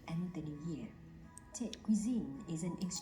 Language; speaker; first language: English; non-native, learner; Vietnamese